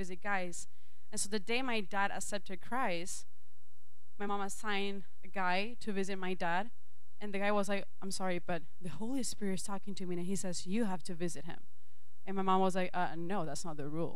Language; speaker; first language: English; non-native, fluent; Spanish